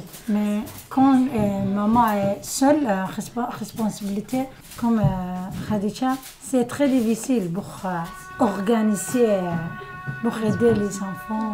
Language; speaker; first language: French; non-native, learner; Somali